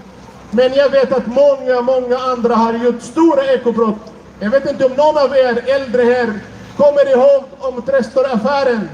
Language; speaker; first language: Swedish; non-native, fluent; Arabic